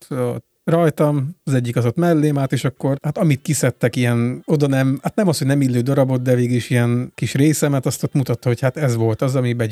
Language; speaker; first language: Hungarian; native; Hungarian